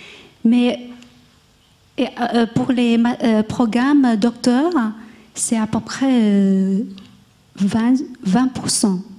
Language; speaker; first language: French; non-native, learner; Chinese